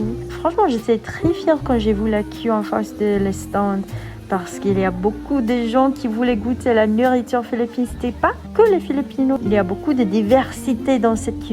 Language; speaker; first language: French; non-native, fluent; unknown